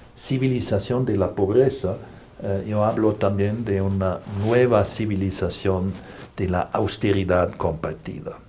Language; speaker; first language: Spanish; non-native, fluent; German